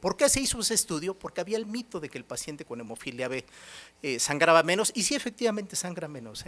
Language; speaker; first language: Spanish; native; Spanish